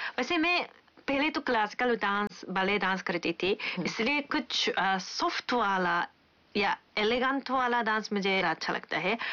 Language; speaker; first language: Hindi; non-native, fluent; Japanese